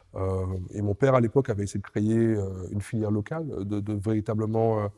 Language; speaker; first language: French; native; French